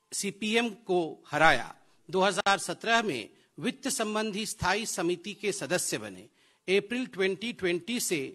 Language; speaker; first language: Hindi; native; Hindi